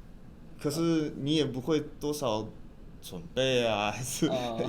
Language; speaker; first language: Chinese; early bilingual, heritage; English